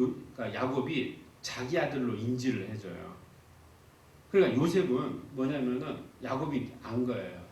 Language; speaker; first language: Korean; native; Korean